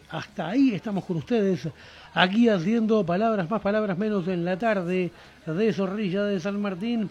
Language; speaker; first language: Spanish; native; Spanish